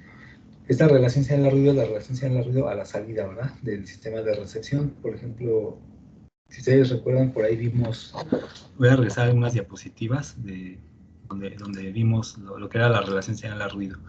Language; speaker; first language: Spanish; native; Spanish